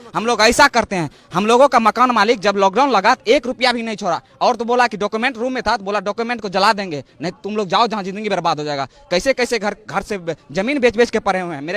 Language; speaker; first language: Hindi; native; Hindi